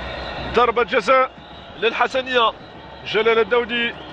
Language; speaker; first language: Arabic; native; Arabic